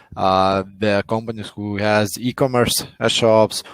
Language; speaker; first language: English; non-native, fluent; Lithuanian